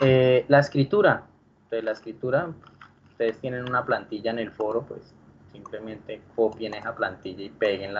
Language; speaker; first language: Spanish; native; Spanish